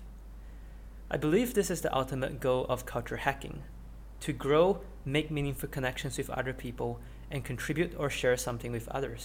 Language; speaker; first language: English; non-native, local second language; Chinese